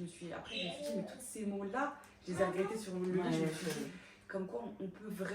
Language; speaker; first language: French; native; French